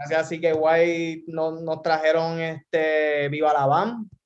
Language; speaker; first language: Spanish; native; Spanish